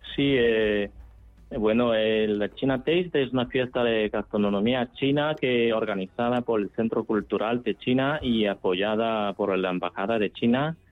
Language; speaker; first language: Spanish; non-native, fluent; Chinese